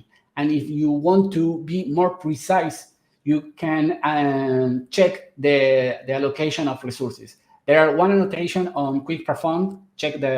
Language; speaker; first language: English; non-native, fluent; Spanish